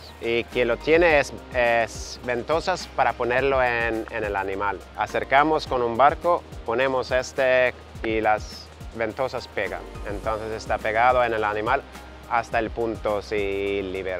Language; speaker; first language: Spanish; non-native, fluent; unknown